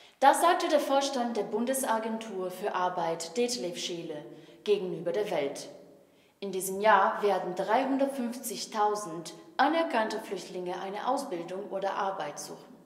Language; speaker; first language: German; native; German